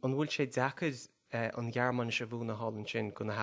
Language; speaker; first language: Irish; native; Irish